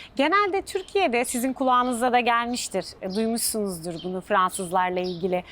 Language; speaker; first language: Turkish; native; Turkish